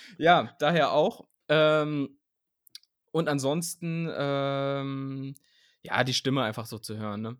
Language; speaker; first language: German; native; German